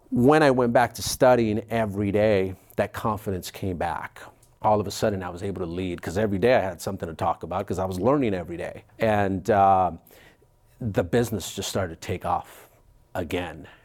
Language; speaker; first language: English; early bilingual, other home language; Spanish